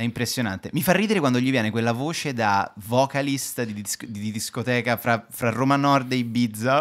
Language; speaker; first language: Italian; native; Italian